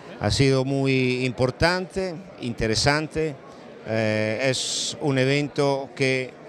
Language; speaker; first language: Spanish; non-native, fluent; Italian